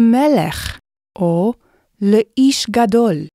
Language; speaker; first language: Hebrew; non-native, fluent; English